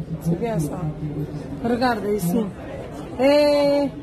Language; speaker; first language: French; non-native, learner; Romanian